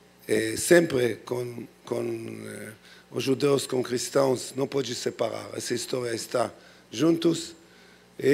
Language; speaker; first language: Portuguese; non-native, learner; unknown